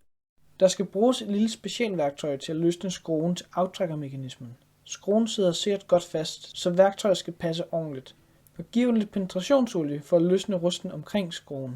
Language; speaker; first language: Danish; native; Danish